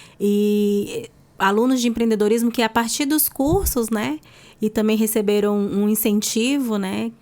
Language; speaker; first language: Portuguese; native; Portuguese